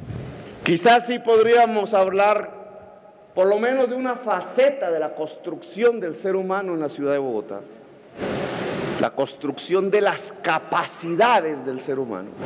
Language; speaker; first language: Spanish; native; Spanish